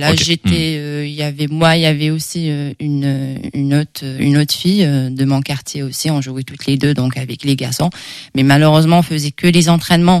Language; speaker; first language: French; non-native, local second language; Arabic